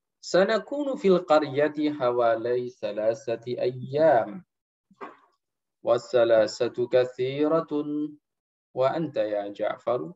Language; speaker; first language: Arabic; non-native, fluent; Indonesian